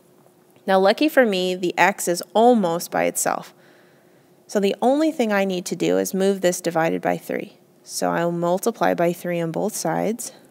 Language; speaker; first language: English; native; English